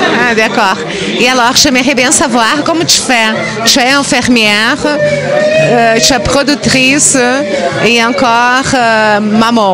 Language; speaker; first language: French; non-native, fluent; Portuguese